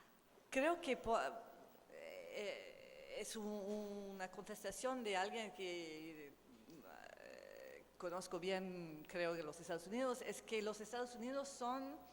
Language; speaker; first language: Spanish; non-native, learner; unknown